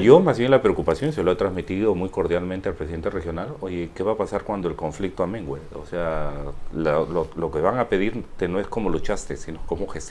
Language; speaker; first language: Spanish; native; Spanish